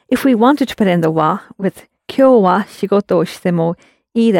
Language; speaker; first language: Japanese; non-native, fluent; English